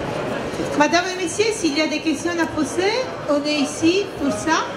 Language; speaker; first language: French; non-native, fluent; Italian